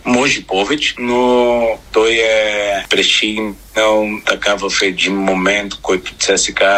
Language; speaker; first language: Bulgarian; non-native, learner; Portuguese